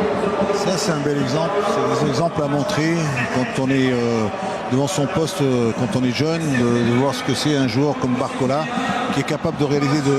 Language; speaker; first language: French; native; French